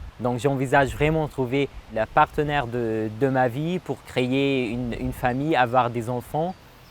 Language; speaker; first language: French; non-native, local second language; Arabic